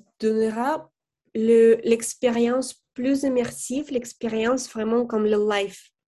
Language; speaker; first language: French; non-native, fluent; Russian